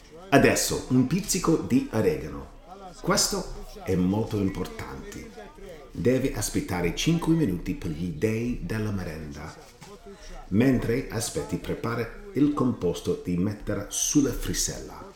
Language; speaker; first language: Italian; non-native, learner; English